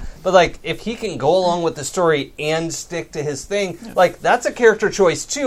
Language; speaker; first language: English; native; English